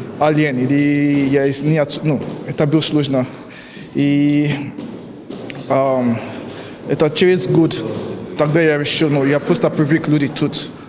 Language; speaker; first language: Russian; non-native, learner; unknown